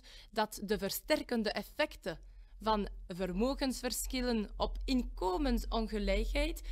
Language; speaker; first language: Dutch; non-native, local second language; French